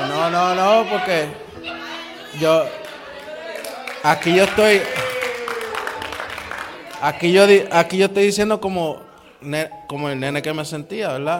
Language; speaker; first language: Spanish; native; Spanish